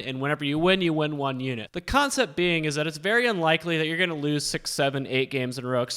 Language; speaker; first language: English; native; English